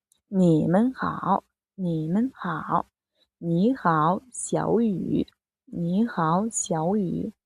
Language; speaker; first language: Chinese; non-native, fluent; Mongolian